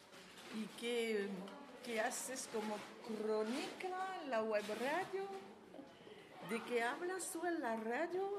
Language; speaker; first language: Spanish; non-native, learner; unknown